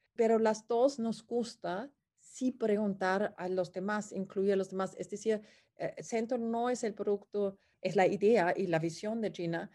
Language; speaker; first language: Spanish; non-native, fluent; German